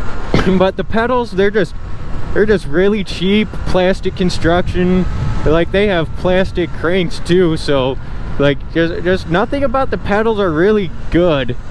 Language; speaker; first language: English; native; English